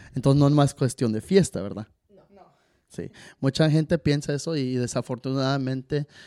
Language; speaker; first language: Spanish; early bilingual, heritage; Spanish